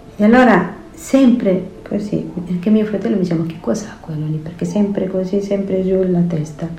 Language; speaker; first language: Italian; non-native, fluent; Spanish